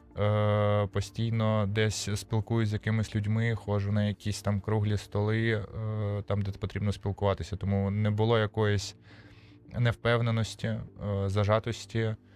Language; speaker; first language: Ukrainian; non-native, local second language; Russian